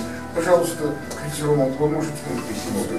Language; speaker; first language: Russian; native; Russian